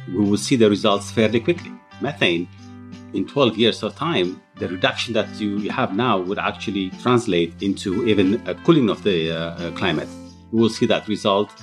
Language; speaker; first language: English; non-native, fluent; Tigrinya